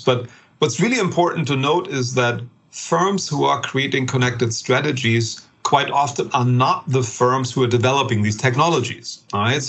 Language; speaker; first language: English; non-native, fluent; German